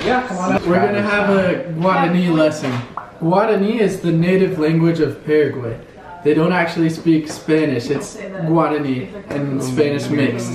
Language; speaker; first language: English; native; English